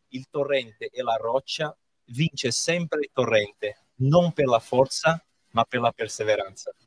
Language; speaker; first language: Italian; non-native, fluent; Portuguese